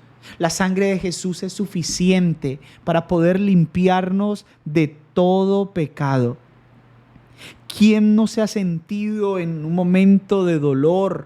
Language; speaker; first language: Spanish; native; Spanish